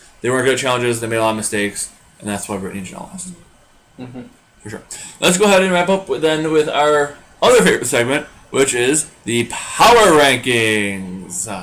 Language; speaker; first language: English; native; English